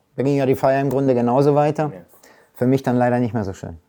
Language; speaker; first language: German; early bilingual, other home language; Polish